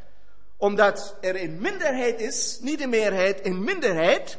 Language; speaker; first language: Dutch; non-native, fluent; German